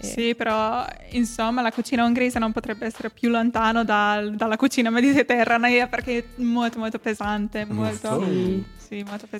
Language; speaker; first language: Italian; non-native, fluent; Hungarian